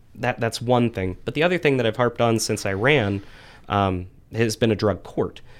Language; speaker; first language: English; native; English